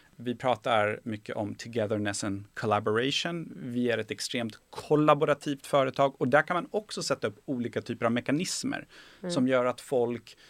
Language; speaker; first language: Swedish; early bilingual, other home language; Persian